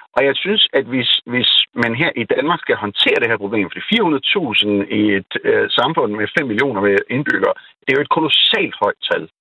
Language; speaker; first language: Danish; non-native, fluent; Urdu